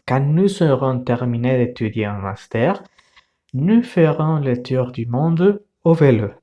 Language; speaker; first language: French; non-native, fluent; Spanish